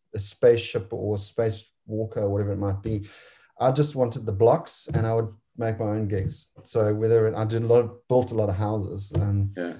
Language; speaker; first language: English; native; English